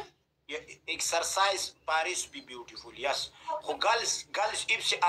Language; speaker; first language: English; non-native, learner; Pashto